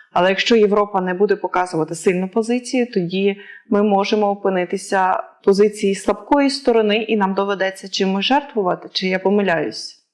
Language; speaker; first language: Ukrainian; native; Ukrainian